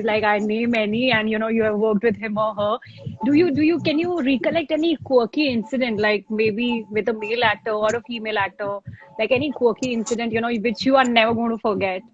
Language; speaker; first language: English; non-native, local second language; Hindi